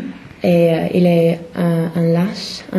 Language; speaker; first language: French; non-native, learner; English